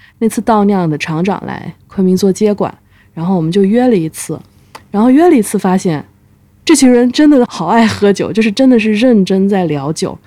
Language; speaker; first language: Chinese; native; Chinese